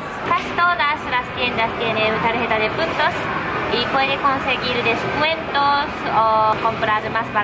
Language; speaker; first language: Spanish; non-native, learner; Japanese